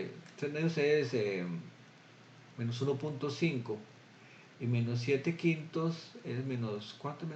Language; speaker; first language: Spanish; native; Spanish